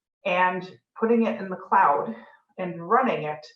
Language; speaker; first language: English; native; English